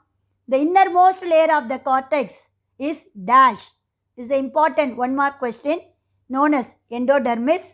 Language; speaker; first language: English; non-native, local second language; Tamil